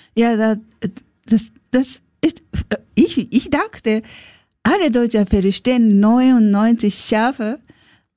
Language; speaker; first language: German; non-native, learner; Japanese